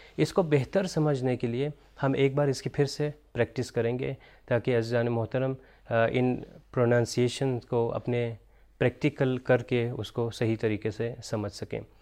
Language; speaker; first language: Urdu; native; Urdu